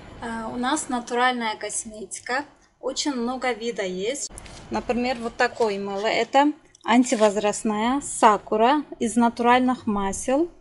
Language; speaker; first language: Russian; non-native, learner; Turkish